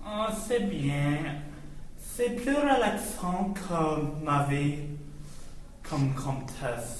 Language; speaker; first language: French; non-native, learner; English